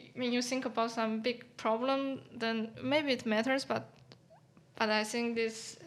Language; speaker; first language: English; non-native, fluent; Chinese